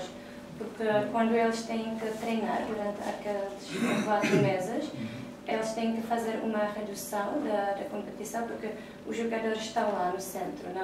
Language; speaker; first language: Portuguese; non-native, fluent; Czech